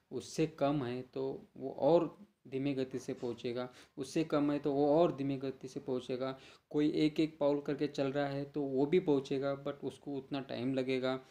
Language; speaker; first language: Hindi; non-native, local second language; Marathi